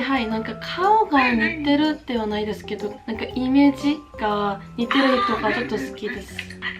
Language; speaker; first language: Japanese; non-native, learner; Korean